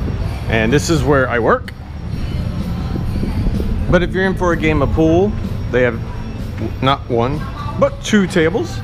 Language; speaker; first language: English; native; English